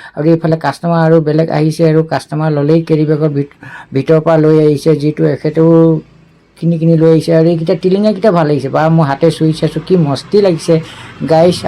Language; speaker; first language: Assamese; native; Assamese